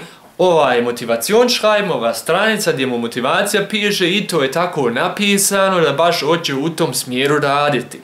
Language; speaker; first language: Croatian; early bilingual, heritage; Croatian